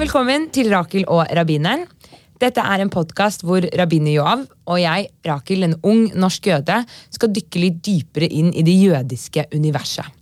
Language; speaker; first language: Norwegian; native; Norwegian